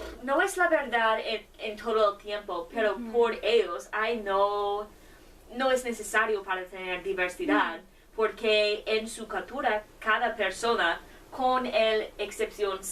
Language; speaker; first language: Spanish; non-native, learner; English